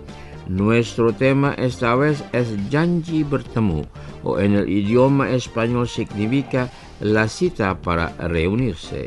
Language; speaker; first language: Spanish; non-native, fluent; Indonesian